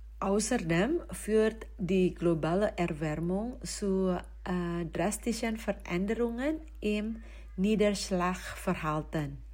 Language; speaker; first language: German; non-native, fluent; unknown